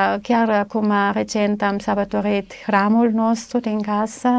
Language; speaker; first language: Romanian; non-native, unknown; German